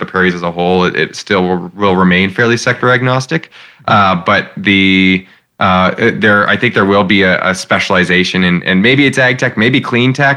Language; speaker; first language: English; native; English